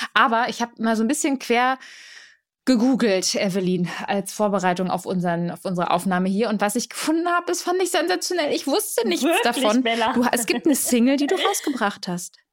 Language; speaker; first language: German; early bilingual, other home language; Polish